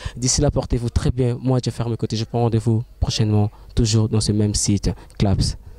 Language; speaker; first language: French; non-native, local second language; Lingala